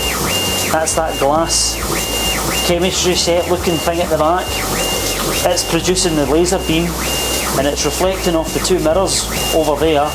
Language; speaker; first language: English; native; English